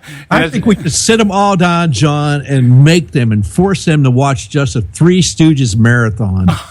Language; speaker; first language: English; native; English